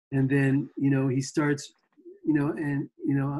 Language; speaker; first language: English; native; English